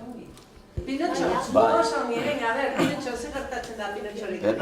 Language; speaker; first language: Basque; non-native, local second language; Spanish